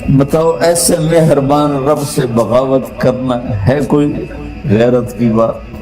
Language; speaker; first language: Urdu; non-native, local second language; Punjabi